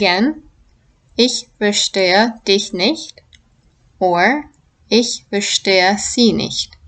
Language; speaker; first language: German; non-native, fluent; English